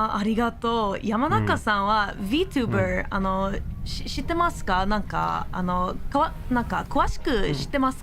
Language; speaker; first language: Japanese; non-native, learner; English